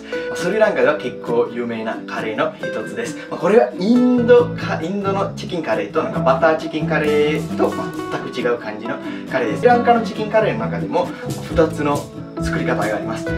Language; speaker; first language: Japanese; non-native, fluent; Sinhala